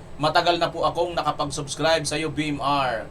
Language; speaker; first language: Filipino; native; Filipino